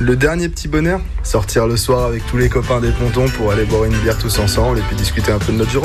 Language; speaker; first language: French; native; French